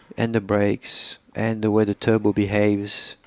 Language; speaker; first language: English; non-native, fluent; French